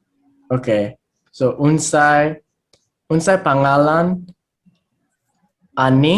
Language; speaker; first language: Cebuano; non-native, learner; English